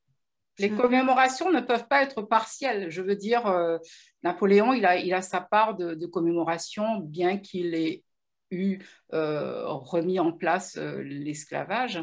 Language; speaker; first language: French; native; French